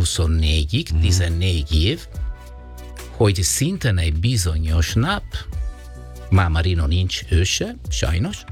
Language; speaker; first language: Hungarian; non-native, learner; Italian